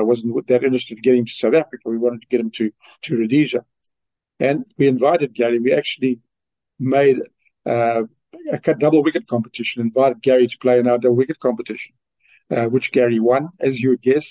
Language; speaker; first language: English; native; English